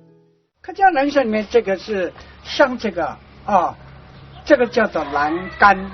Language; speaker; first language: Chinese; native; Chinese